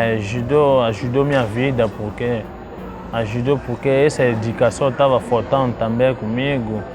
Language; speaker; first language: Portuguese; non-native, learner; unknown